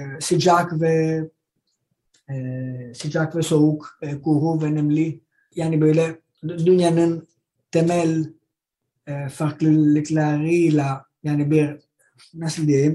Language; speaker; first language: Turkish; non-native, learner; Greek